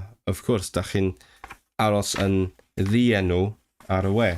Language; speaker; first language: Welsh; non-native, fluent; Cantonese